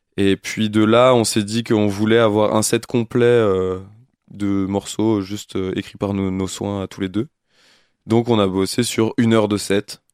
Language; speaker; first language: French; native; French